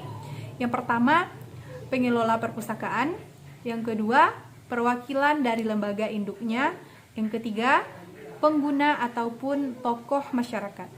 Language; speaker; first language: Indonesian; native; Indonesian